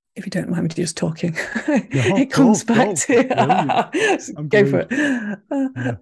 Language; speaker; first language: English; native; English